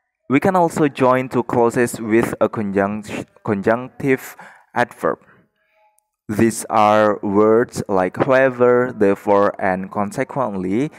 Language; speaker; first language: English; non-native, fluent; Indonesian